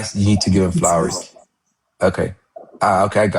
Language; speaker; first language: English; non-native, fluent; Amharic